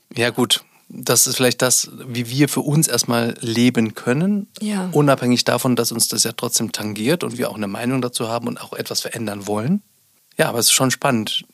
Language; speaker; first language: German; native; German